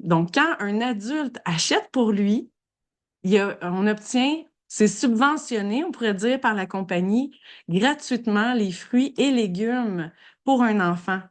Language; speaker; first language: French; native; French